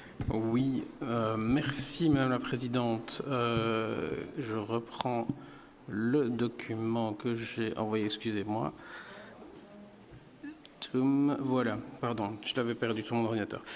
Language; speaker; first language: French; native; French